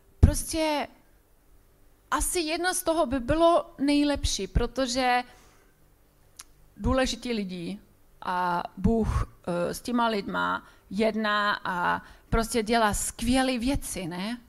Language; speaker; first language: Czech; non-native, fluent; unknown